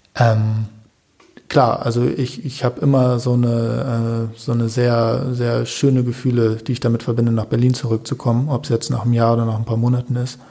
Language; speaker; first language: German; native; German